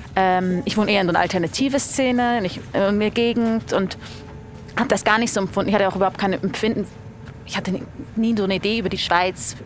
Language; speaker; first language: German; early bilingual, other home language; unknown